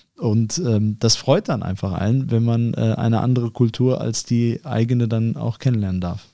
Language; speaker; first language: German; early bilingual, other home language; Arabic